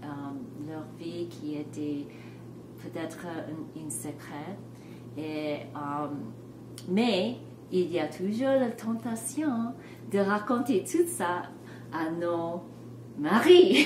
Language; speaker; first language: French; non-native, fluent; English